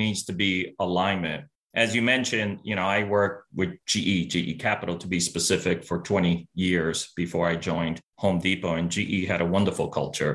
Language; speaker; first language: English; early bilingual, other home language; Spanish